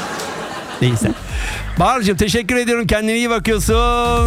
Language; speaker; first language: Turkish; native; Turkish